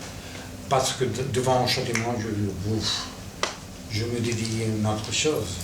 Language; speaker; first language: French; non-native, fluent; Catalan